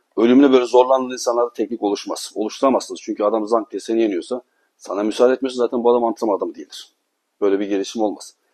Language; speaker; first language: Turkish; native; Turkish